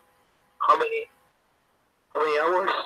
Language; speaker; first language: English; non-native, learner; Spanish